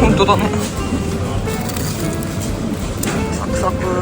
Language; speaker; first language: Japanese; native; Japanese